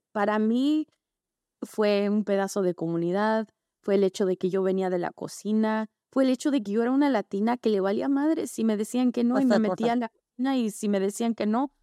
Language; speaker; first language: Spanish; early bilingual, heritage; Spanish